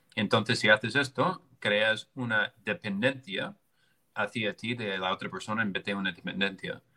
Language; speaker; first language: Spanish; non-native, fluent; English